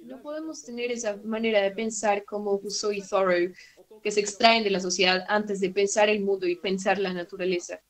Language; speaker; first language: Spanish; non-native, fluent; French